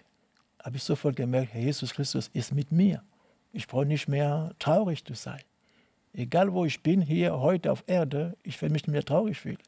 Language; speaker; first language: German; non-native, learner; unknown